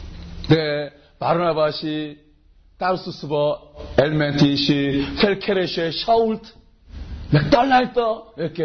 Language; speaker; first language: Hungarian; non-native, learner; Korean